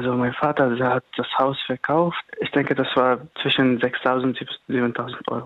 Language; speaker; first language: German; non-native, fluent; Arabic